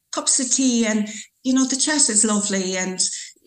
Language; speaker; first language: English; native; English